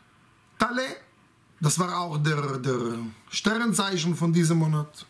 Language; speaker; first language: German; non-native, fluent; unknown